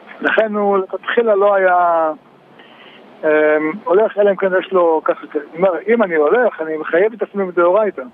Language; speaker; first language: Hebrew; native; Hebrew